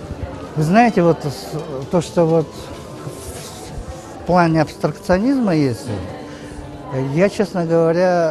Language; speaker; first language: Russian; native; Russian